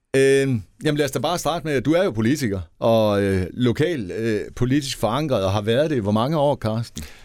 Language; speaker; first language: Danish; native; Danish